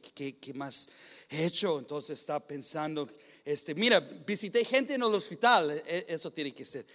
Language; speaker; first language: Spanish; non-native, fluent; English